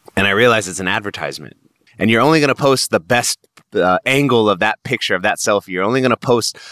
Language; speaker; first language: English; native; English